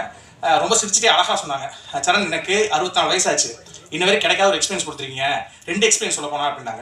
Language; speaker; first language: Tamil; native; Tamil